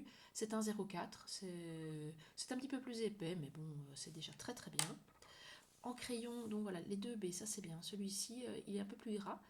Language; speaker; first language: French; native; French